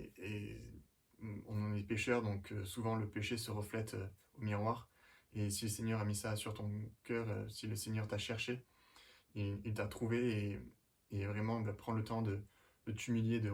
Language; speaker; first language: French; native; French